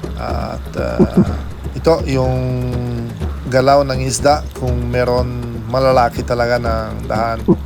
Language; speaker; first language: Filipino; non-native, fluent; Italian